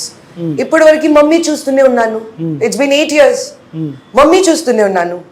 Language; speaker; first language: Telugu; non-native, learner; Hindi